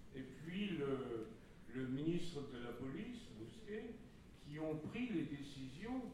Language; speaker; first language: French; native; French